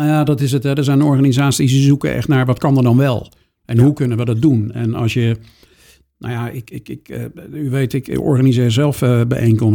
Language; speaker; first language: Dutch; native; Dutch